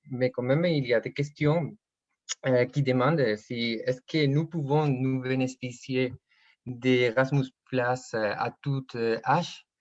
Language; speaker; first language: French; non-native, fluent; Spanish